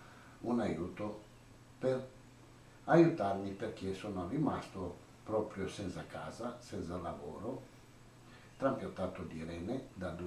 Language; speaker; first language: Italian; non-native, learner; Croatian